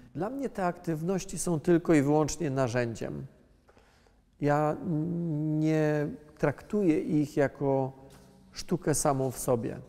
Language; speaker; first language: Polish; native; Polish